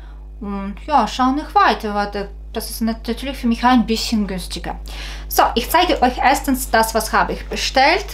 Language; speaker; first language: German; non-native, fluent; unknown